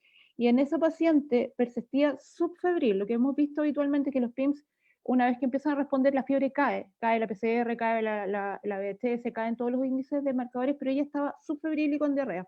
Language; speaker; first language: Spanish; native; Spanish